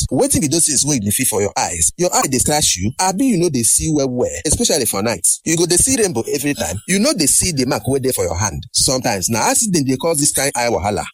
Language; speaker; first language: Nigerian Pidgin; native; Nigerian Pidgin